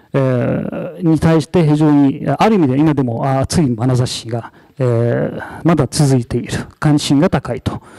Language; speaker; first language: Japanese; non-native, fluent; Arabic